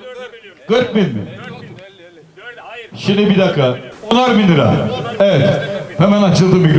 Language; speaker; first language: Turkish; native; Turkish